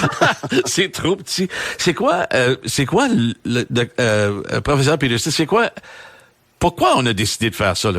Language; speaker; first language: French; native; French